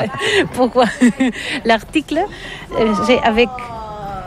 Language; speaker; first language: French; non-native, learner; Catalan